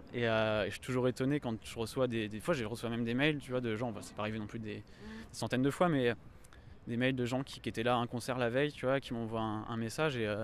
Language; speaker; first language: French; native; French